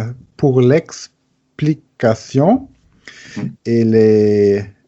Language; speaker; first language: French; non-native, learner; German